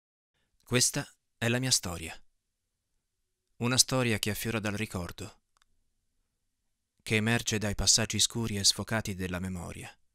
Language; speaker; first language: Italian; native; Italian